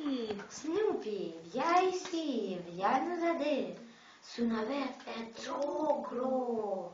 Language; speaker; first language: French; non-native, learner; Russian